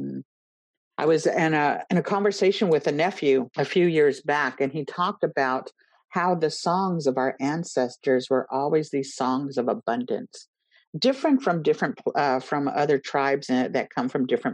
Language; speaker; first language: English; native; English